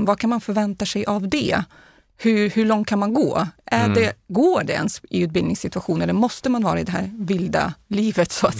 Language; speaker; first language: Swedish; non-native, fluent; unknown